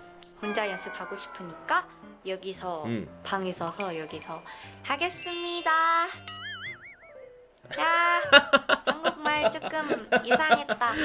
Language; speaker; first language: Korean; non-native, learner; Thai